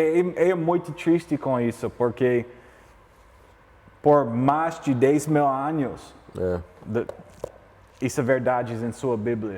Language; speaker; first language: Portuguese; non-native, learner; English